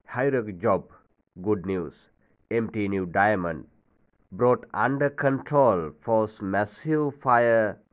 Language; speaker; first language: English; non-native, local second language; Sinhala